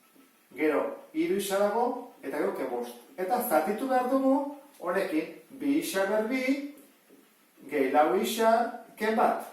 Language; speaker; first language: Basque; native; Basque